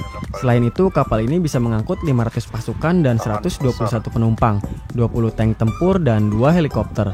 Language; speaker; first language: Indonesian; native; Indonesian